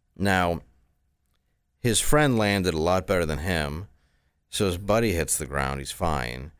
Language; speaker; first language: English; native; English